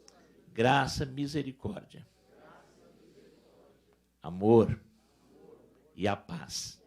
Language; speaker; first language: Portuguese; native; Portuguese